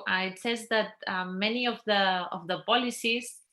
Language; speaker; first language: English; non-native, fluent; Catalan